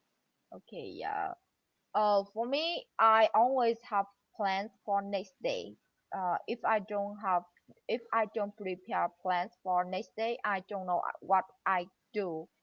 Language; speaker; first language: English; non-native, learner; Vietnamese